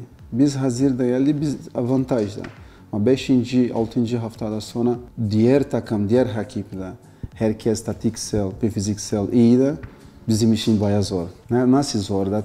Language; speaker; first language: Turkish; non-native, learner; Portuguese